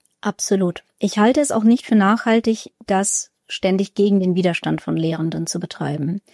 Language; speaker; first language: German; early bilingual, other home language; Russian